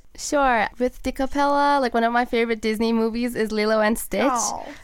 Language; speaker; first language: English; non-native, fluent; Turkish